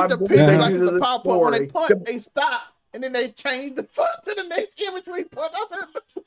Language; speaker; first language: English; native; English